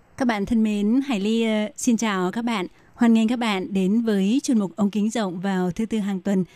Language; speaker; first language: Vietnamese; native; Vietnamese